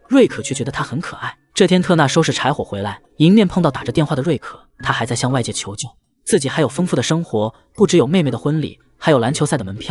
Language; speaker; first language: Chinese; native; Chinese